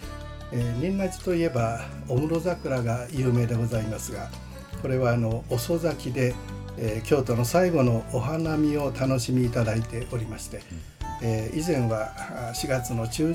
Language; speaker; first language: Japanese; native; Japanese